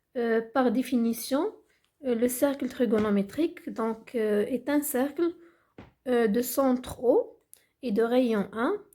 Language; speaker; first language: French; non-native, local second language; Arabic